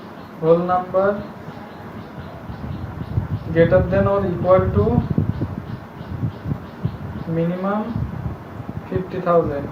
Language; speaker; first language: English; non-native, local second language; Bangla